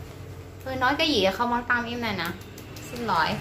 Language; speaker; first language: Vietnamese; non-native, learner; Thai